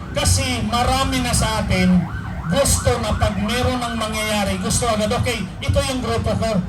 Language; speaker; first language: Filipino; non-native, local second language; Cebuano